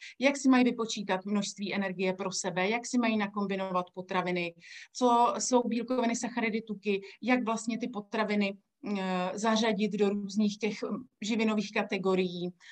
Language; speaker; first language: Czech; native; Czech